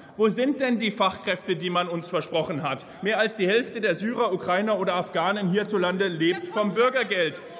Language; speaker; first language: German; native; German